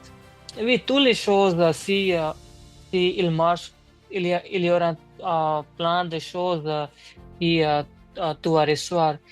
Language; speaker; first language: French; non-native, learner; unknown